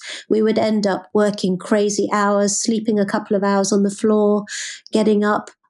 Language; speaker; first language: English; native; English